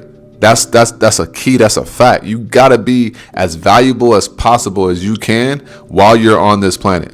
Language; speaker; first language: English; native; English